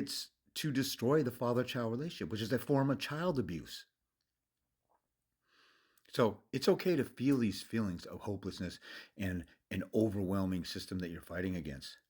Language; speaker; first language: English; native; English